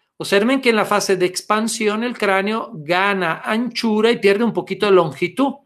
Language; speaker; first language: Spanish; non-native, fluent; Italian